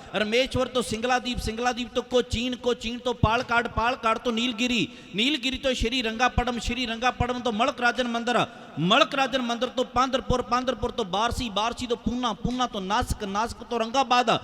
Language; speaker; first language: Punjabi; native; Punjabi